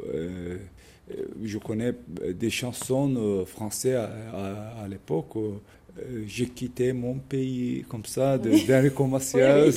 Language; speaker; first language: French; non-native, fluent; Turkish